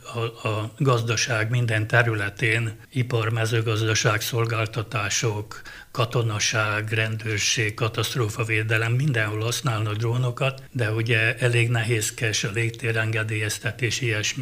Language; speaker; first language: Hungarian; native; Hungarian